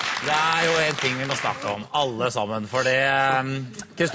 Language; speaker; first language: Norwegian; native; Norwegian